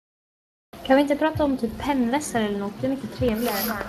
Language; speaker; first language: Swedish; native; Swedish